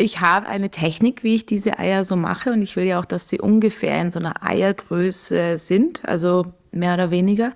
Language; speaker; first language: German; native; German